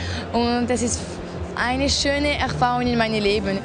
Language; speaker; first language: German; non-native, local second language; French